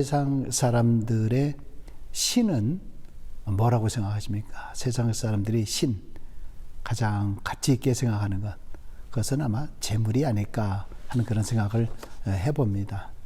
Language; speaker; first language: Korean; native; Korean